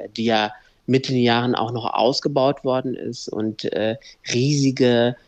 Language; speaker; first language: German; early bilingual, other home language; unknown